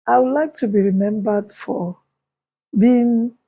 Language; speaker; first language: English; non-native, local second language; Yoruba